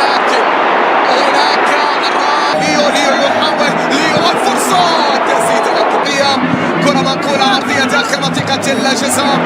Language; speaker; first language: Arabic; native; Arabic